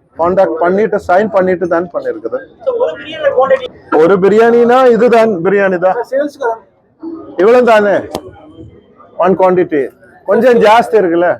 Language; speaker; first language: Tamil; non-native, learner; Malayalam